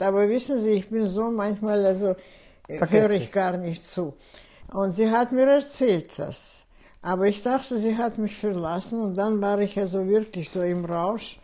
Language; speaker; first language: German; non-native, fluent; Russian